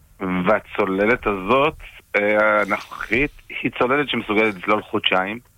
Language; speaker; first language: Hebrew; native; Hebrew